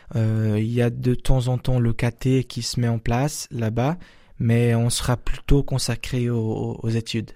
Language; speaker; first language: French; non-native, fluent; Portuguese